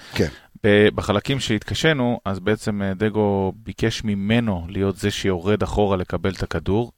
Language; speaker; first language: Hebrew; native; Hebrew